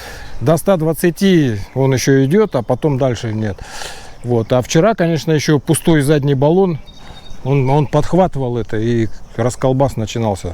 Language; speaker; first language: Russian; native; Russian